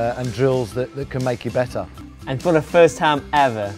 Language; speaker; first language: English; non-native, fluent; Thai